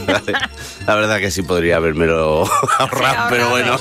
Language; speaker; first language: Spanish; native; Spanish